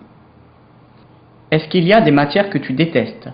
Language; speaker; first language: French; non-native, learner; English